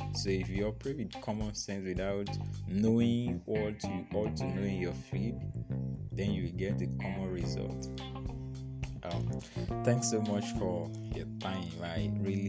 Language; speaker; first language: English; non-native, local second language; Yoruba